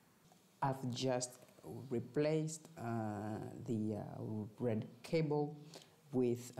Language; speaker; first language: English; non-native, fluent; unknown